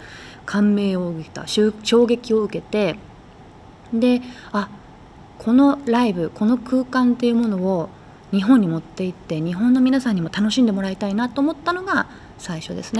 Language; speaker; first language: Japanese; native; Japanese